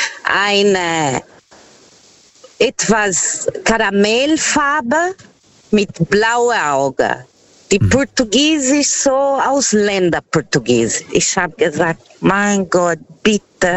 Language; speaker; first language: German; non-native, learner; Portuguese